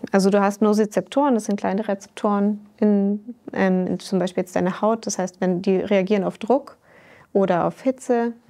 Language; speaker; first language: German; native; German